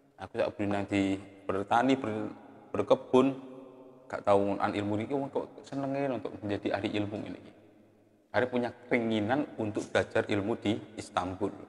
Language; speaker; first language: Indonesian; non-native, local second language; Javanese